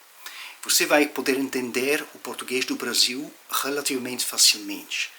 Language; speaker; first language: Portuguese; non-native, fluent; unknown